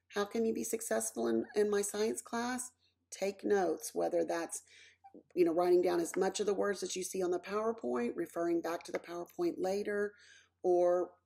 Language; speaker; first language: English; native; English